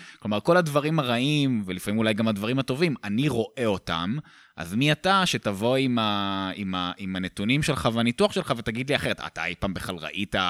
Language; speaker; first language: Hebrew; native; Hebrew